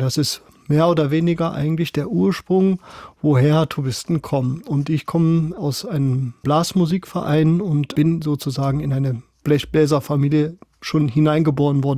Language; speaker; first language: German; native; German